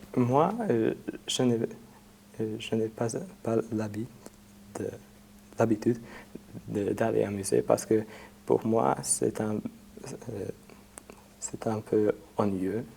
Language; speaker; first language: French; non-native, fluent; Hungarian